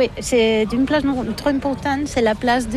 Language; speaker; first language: French; non-native, learner; Catalan